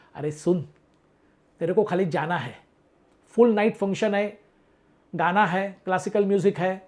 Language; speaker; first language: Hindi; non-native, local second language; Marathi